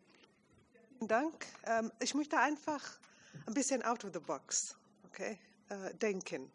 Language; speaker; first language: German; non-native, fluent; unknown